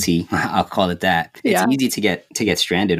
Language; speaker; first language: English; native; English